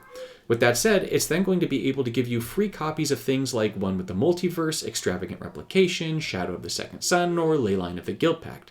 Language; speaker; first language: English; native; English